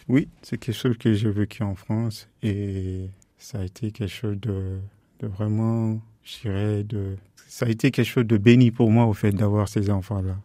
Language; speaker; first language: French; non-native, local second language; Fula